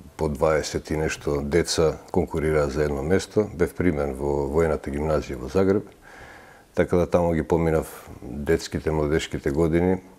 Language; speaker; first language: Macedonian; early bilingual, heritage; Macedonian